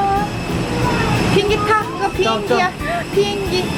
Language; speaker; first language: Korean; early bilingual, heritage; Korean